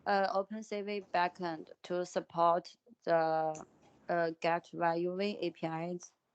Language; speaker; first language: English; non-native, fluent; Chinese